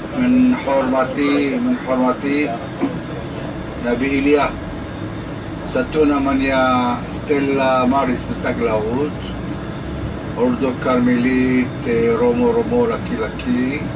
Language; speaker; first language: Indonesian; non-native, learner; Hebrew